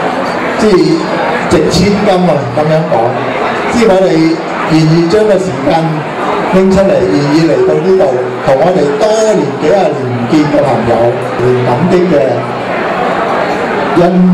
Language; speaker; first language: Chinese; early bilingual, heritage; Cantonese